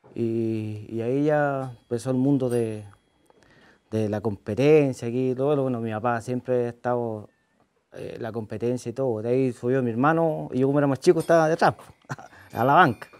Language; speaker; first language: Spanish; native; Spanish